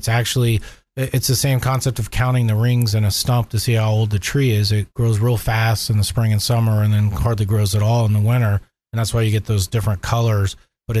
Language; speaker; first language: English; native; English